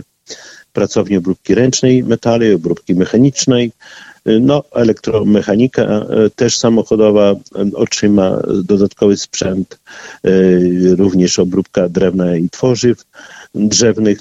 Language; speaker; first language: Polish; native; Polish